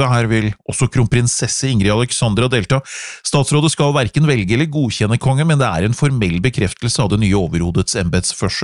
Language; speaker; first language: Norwegian; native; Norwegian